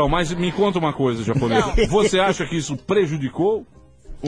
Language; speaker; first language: Portuguese; native; Portuguese